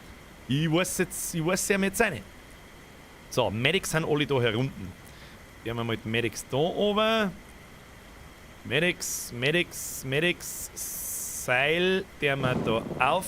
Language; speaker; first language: German; native; German